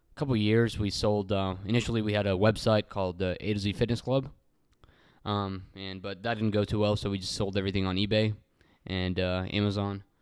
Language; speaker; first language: English; early bilingual, other home language; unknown